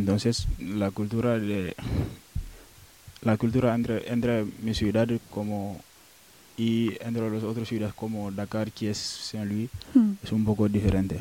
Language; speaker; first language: Spanish; non-native, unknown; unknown